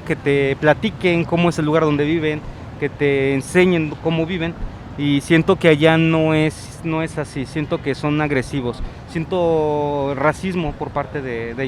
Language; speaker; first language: Spanish; native; Spanish